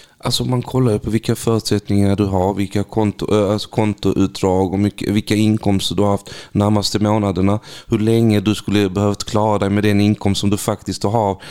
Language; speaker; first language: Swedish; early bilingual, other home language; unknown